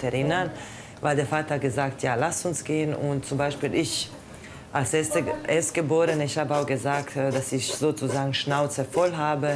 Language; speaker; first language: German; non-native, fluent; Croatian